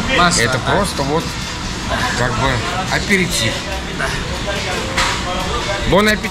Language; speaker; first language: Russian; native; Russian